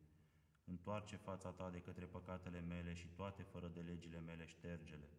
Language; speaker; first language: Romanian; native; Romanian